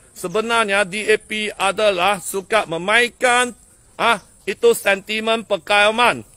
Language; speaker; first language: Malay; non-native, local second language; Chinese